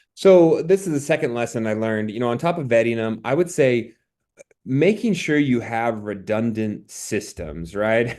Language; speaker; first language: English; native; English